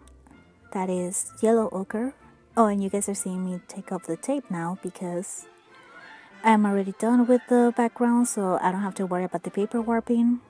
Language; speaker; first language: English; non-native, fluent; Spanish